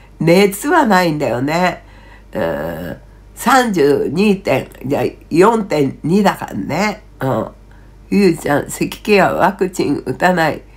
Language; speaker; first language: Japanese; native; Japanese